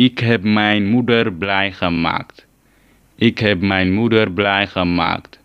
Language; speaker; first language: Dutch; non-native, learner; Tigrinya